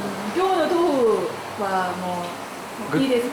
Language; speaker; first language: Japanese; non-native, learner; Korean